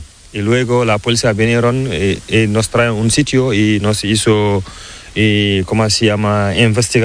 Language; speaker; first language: Spanish; non-native, learner; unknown